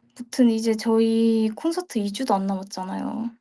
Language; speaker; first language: Korean; native; Korean